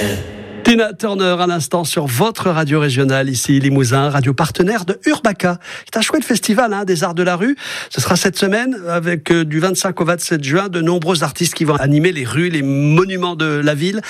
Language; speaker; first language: French; native; French